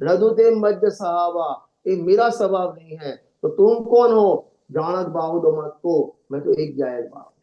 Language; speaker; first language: Hindi; non-native, local second language; Gujarati